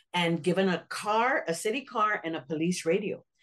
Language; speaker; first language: English; native; English